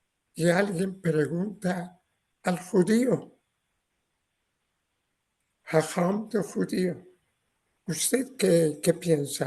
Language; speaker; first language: Spanish; non-native, learner; Persian